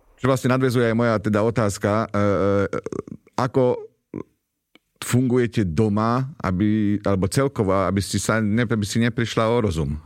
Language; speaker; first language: Slovak; native; Slovak